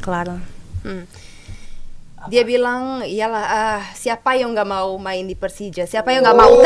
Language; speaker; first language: Indonesian; non-native, fluent; Portuguese